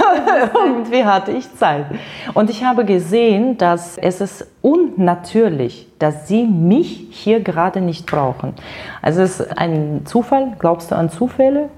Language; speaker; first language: German; non-native, fluent; Russian